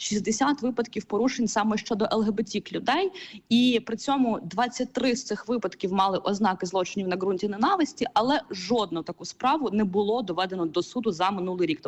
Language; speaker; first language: Ukrainian; native; Ukrainian